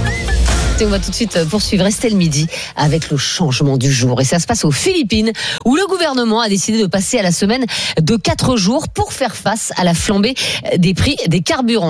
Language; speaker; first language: French; native; French